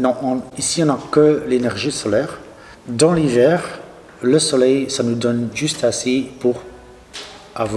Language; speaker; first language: French; non-native, local second language; Dutch